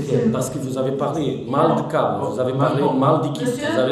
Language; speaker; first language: French; non-native, learner; Portuguese